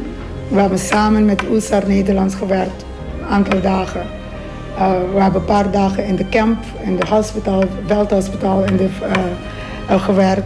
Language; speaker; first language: Dutch; non-native, local second language; Papiamento